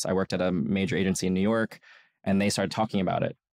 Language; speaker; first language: English; native; English